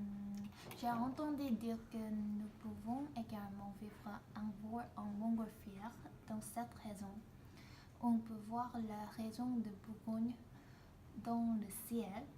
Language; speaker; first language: French; non-native, learner; Korean